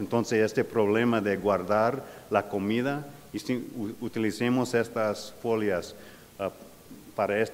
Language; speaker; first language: Spanish; non-native, fluent; English